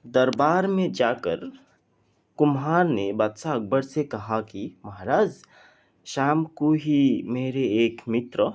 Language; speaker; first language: Hindi; non-native, local second language; Assamese